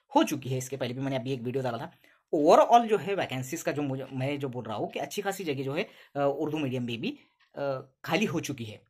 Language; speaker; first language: Hindi; non-native, local second language; Urdu